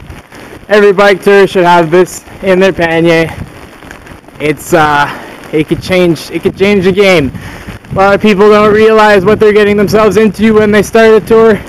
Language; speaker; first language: English; native; English